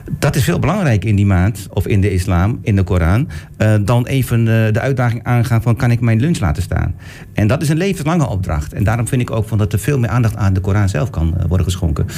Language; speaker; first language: Dutch; early bilingual, other home language; Turkish